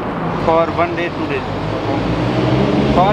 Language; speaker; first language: English; non-native, local second language; Hindi